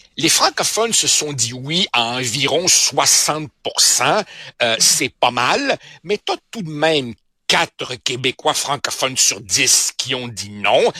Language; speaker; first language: French; early bilingual, other home language; Spanish